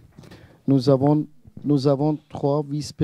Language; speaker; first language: French; non-native, learner; Persian